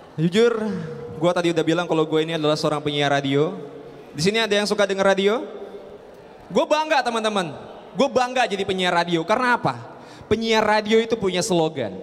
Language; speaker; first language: Indonesian; native; Indonesian